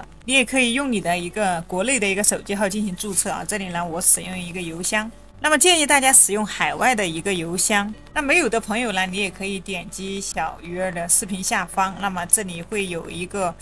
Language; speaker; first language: Chinese; native; Chinese